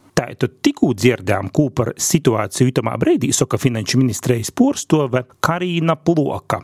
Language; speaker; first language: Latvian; native; Latvian